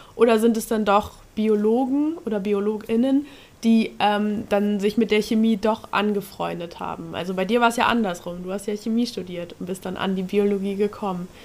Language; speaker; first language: German; native; German